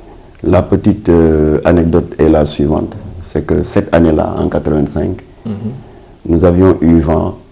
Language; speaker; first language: French; non-native, local second language; Wolof